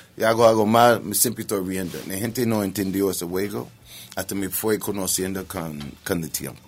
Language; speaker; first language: Spanish; non-native, learner; English